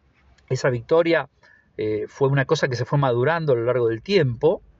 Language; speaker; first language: Spanish; native; Spanish